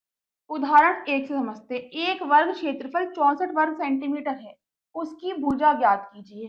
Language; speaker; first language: Hindi; native; Hindi